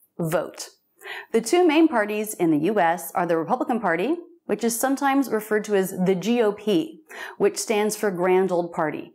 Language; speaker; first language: English; native; English